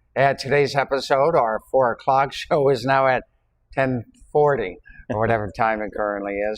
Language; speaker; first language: English; native; English